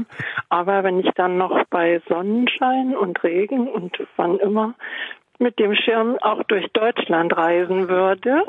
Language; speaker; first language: German; native; German